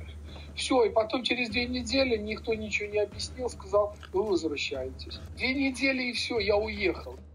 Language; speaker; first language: Russian; non-native, fluent; French